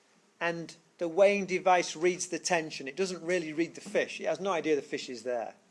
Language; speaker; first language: English; native; English